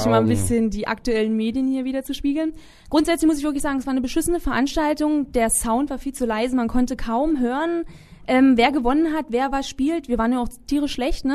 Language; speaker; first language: German; native; German